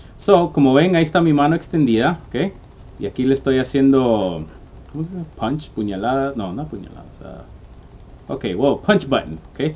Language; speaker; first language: Spanish; early bilingual, heritage; English